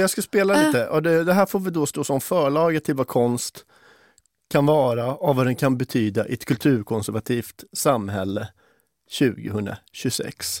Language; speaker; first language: Swedish; native; Swedish